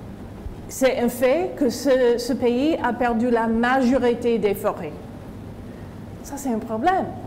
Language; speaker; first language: French; non-native, fluent; English